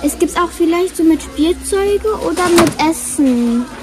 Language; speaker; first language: German; early bilingual, other home language; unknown